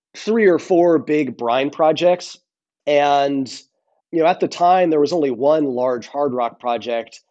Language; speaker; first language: English; native; English